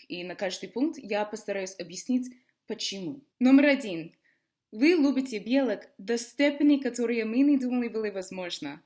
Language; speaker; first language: Russian; non-native, learner; English